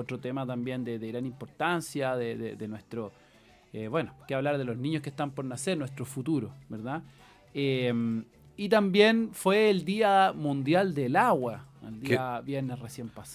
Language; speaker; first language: Spanish; native; Spanish